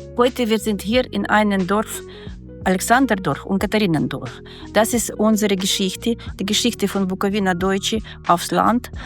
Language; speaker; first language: German; non-native, learner; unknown